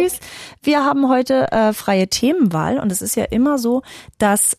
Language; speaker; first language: German; native; German